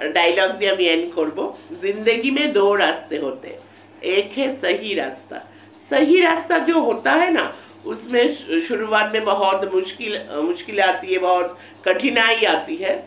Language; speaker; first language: Hindi; non-native, local second language; Bangla